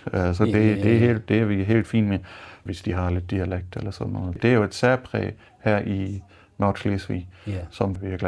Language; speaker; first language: Danish; non-native, fluent; German